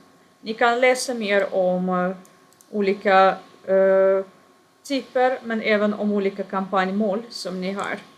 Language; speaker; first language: Swedish; non-native, fluent; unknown